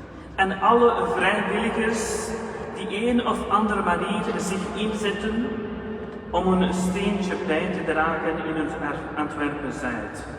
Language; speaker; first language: Dutch; non-native, fluent; Urdu